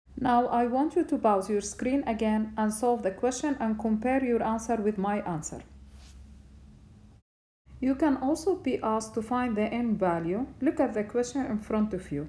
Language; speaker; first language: English; non-native, fluent; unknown